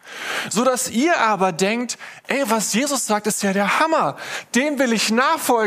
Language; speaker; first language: German; native; German